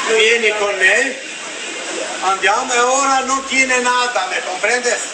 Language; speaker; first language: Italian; non-native, fluent; Albanian